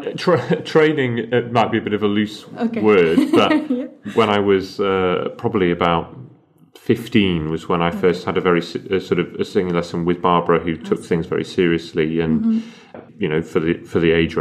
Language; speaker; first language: English; native; English